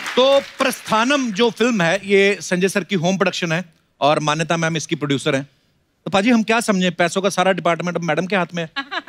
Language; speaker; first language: Hindi; native; Hindi